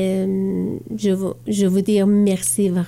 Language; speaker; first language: French; non-native, learner; Persian